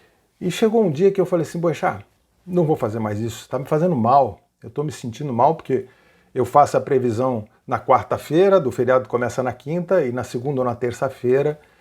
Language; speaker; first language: Portuguese; native; Portuguese